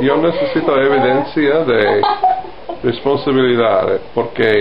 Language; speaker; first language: Spanish; non-native, learner; English